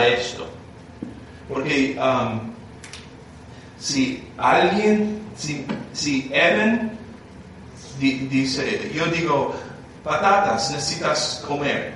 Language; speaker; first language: Spanish; non-native, learner; English